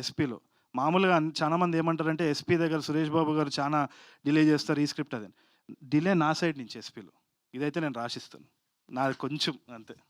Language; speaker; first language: Telugu; native; Telugu